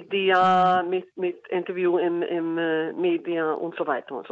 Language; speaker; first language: German; non-native, learner; Icelandic